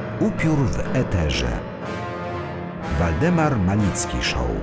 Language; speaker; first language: Polish; native; Polish